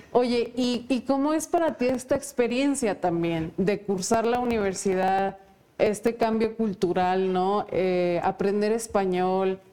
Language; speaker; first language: Spanish; native; Spanish